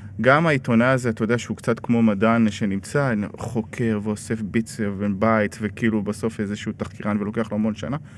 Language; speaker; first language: Hebrew; native; Hebrew